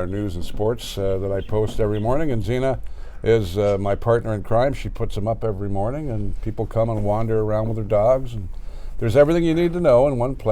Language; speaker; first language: English; native; English